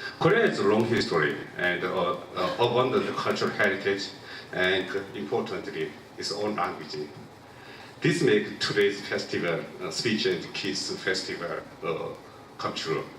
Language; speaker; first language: English; non-native, local second language; Korean